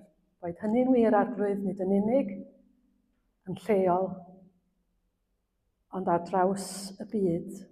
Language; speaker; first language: Welsh; native; Welsh